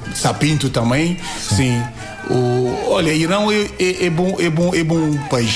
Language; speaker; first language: Portuguese; non-native, learner; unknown